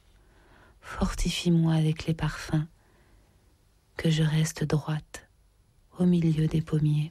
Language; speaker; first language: French; native; French